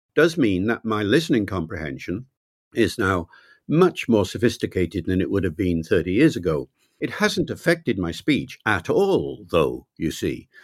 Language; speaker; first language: English; native; English